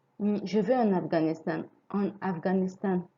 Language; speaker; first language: French; non-native, fluent; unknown